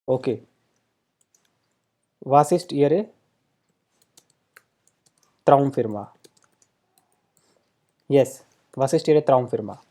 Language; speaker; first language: German; non-native, fluent; Hindi